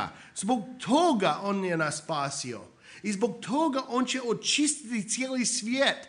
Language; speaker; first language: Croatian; non-native, fluent; English